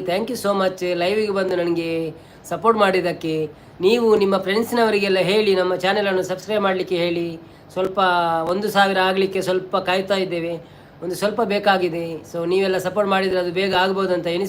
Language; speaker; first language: Kannada; non-native, local second language; Tulu